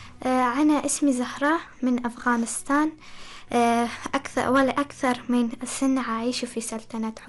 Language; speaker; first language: Arabic; non-native, learner; Persian